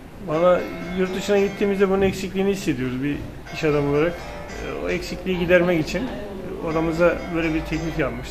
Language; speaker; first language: Turkish; native; Turkish